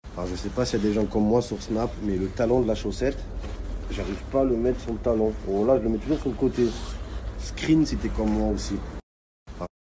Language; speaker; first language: French; native; French